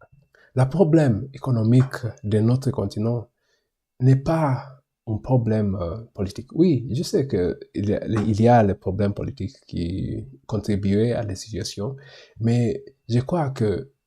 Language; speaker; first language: French; non-native, learner; English